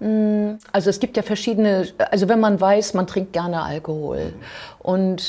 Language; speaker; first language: German; native; German